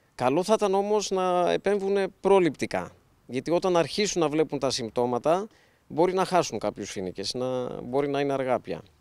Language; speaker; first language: Greek; native; Greek